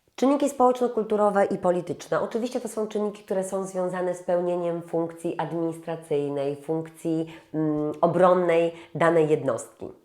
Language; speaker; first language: Polish; native; Polish